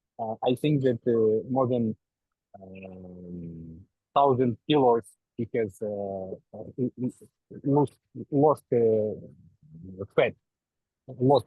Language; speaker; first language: English; non-native, learner; Ukrainian